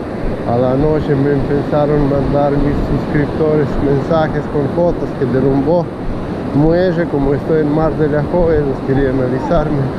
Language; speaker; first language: Spanish; non-native, fluent; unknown